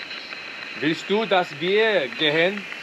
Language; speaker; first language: German; non-native, learner; English